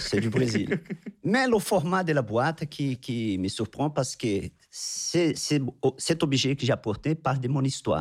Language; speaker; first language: French; non-native, fluent; Portuguese